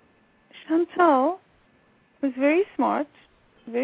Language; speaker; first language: English; native; English